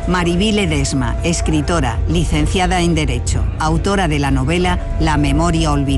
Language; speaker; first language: Spanish; native; Spanish